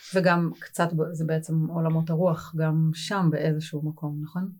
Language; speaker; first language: Hebrew; native; Hebrew